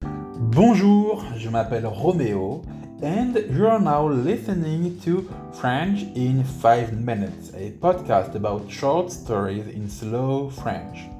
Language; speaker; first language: English; non-native, fluent; French